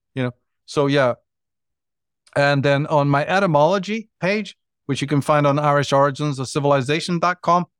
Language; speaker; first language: English; native; English